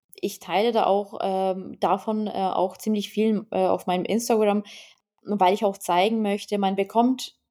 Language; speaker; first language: German; non-native, fluent; Lithuanian